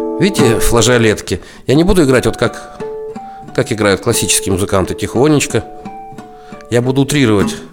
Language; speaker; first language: Russian; native; Russian